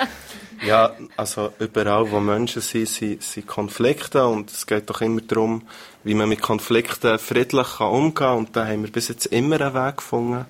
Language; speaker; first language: German; native; German